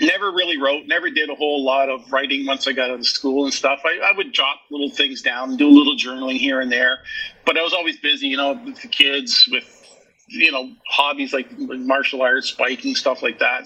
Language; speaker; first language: English; native; English